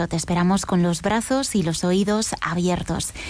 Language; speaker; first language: Spanish; native; Spanish